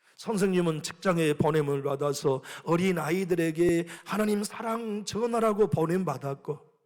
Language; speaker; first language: Korean; native; Korean